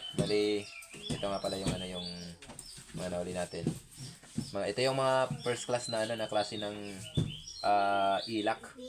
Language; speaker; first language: Filipino; non-native, local second language; Hiligaynon